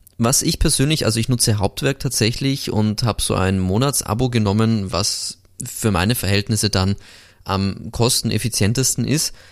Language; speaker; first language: German; native; German